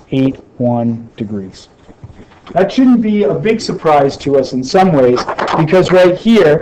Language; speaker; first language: English; native; English